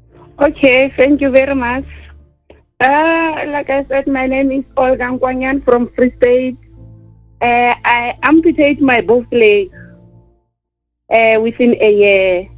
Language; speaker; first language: English; non-native, local second language; Southern Sotho